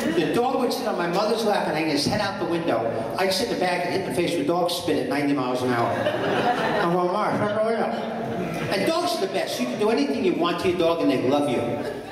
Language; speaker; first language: English; native; English